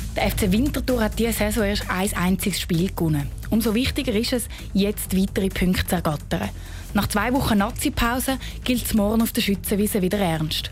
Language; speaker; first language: German; native; German